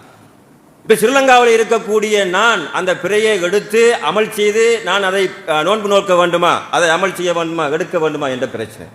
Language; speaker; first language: Tamil; native; Tamil